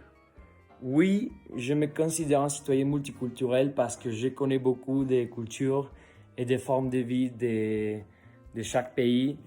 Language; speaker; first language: French; non-native, learner; Spanish